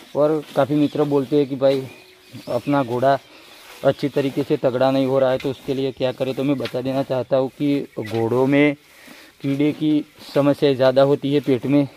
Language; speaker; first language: Hindi; non-native, local second language; Gujarati